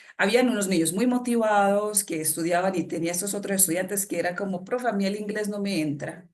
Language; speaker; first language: Spanish; native; Spanish